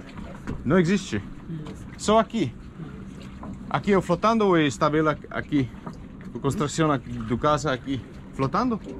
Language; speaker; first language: Portuguese; non-native, learner; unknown